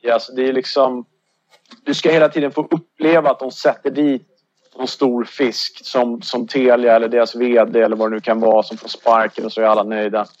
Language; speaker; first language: Swedish; native; Swedish